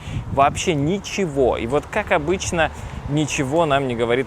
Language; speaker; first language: Russian; native; Russian